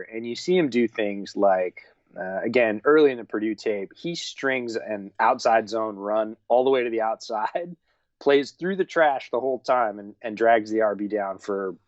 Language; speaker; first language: English; native; English